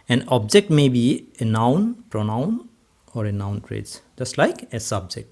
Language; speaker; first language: English; non-native, local second language; Assamese